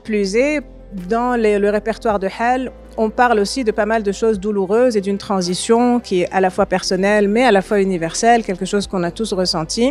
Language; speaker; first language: French; non-native, local second language; Arabic